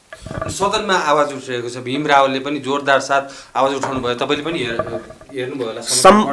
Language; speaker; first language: Nepali; native; Nepali